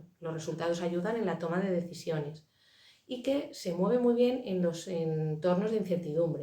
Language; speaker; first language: Spanish; native; Spanish